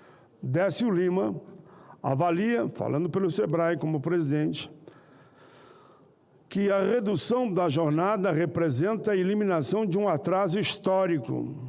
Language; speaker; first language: Portuguese; native; Portuguese